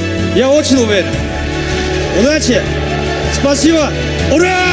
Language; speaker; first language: Russian; non-native, learner; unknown